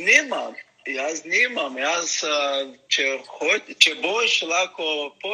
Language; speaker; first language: Slovenian; non-native, learner; Portuguese